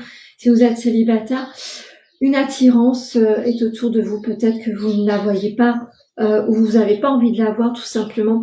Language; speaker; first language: French; native; French